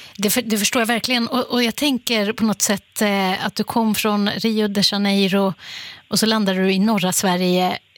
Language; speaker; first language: Swedish; native; Swedish